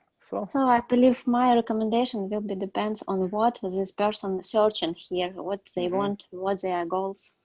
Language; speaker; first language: English; non-native, learner; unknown